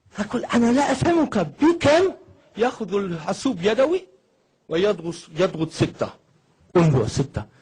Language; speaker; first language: Egyptian Arabic; non-native, fluent; German